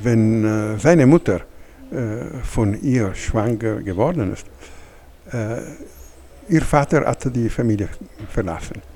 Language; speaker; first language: German; non-native, fluent; Italian